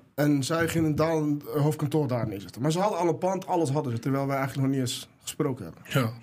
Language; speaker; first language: Dutch; early bilingual, other home language; Arabic